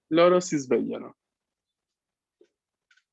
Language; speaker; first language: Italian; non-native, fluent; Spanish